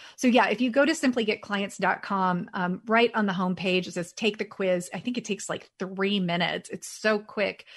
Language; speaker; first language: English; native; English